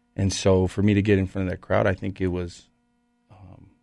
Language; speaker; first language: English; native; English